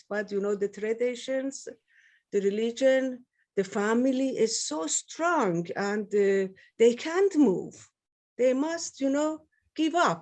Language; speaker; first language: English; non-native, learner; Persian